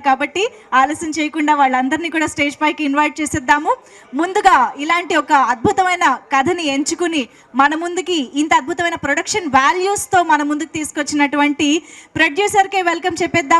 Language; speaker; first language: Telugu; native; Telugu